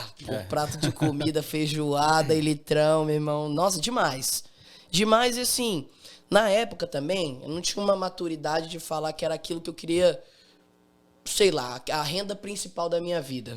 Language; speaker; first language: Portuguese; native; Portuguese